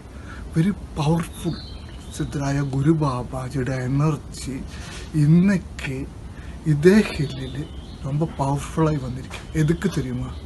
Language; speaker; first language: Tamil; non-native, learner; Malayalam